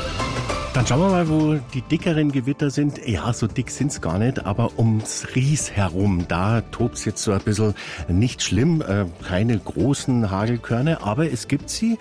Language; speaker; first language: German; native; German